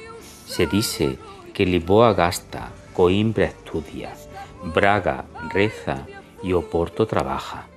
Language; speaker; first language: Spanish; native; Spanish